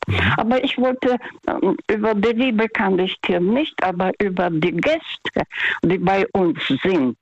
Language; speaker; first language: German; non-native, fluent; Russian